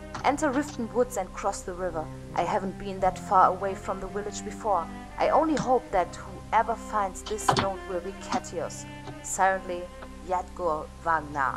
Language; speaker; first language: English; non-native, learner; German